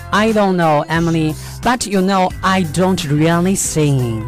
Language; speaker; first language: English; non-native, learner; Chinese